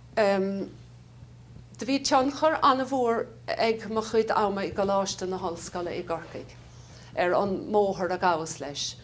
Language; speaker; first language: Irish; native; Irish